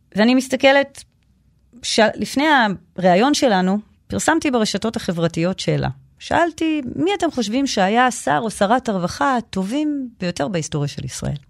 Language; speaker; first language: Hebrew; native; Hebrew